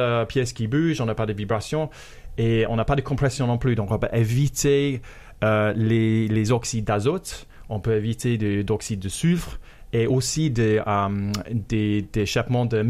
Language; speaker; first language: French; non-native, fluent; English